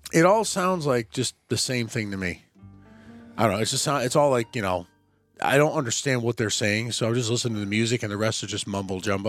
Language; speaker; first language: English; native; English